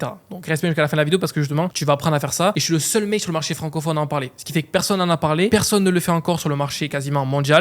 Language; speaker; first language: French; native; French